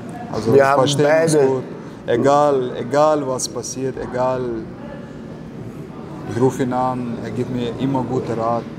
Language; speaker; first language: German; non-native, learner; Chechen